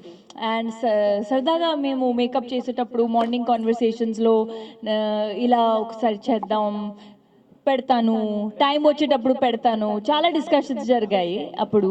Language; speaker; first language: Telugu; non-native, fluent; Hindi